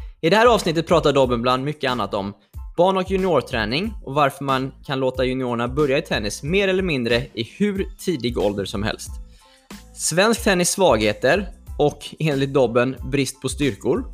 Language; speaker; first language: Swedish; native; Swedish